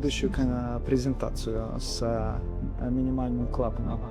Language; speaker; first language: Russian; non-native, local second language; Uzbek